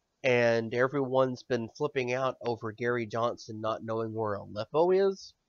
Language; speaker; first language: English; native; English